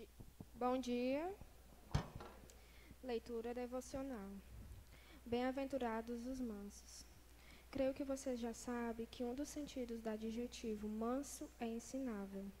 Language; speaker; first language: Portuguese; native; Portuguese